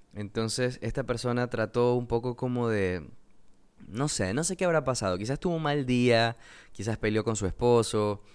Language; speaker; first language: Spanish; native; Spanish